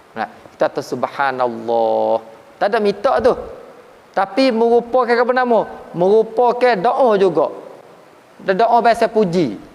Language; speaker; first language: Malay; native; Malay